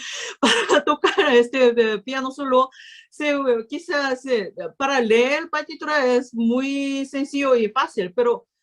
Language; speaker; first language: Spanish; non-native, learner; Korean